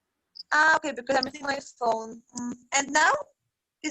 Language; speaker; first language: English; non-native, fluent; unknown